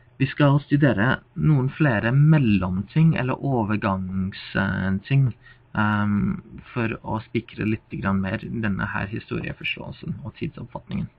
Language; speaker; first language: Norwegian; non-native, fluent; English